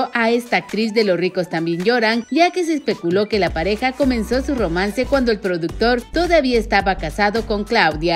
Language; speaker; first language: Spanish; native; Spanish